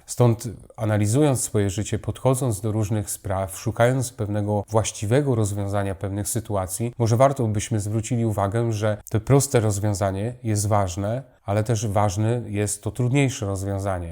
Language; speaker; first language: Polish; native; Polish